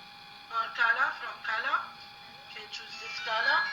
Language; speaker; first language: English; non-native, learner; Arabic